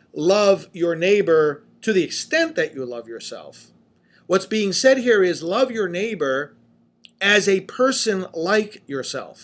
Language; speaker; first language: English; native; English